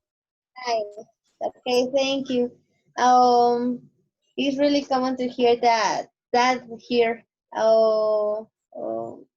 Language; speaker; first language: English; non-native, learner; Spanish